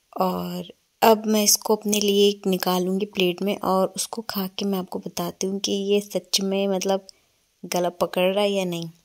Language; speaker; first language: Hindi; non-native, local second language; Bangla